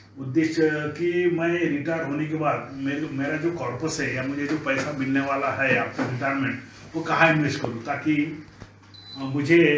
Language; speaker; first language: Hindi; non-native, local second language; Marathi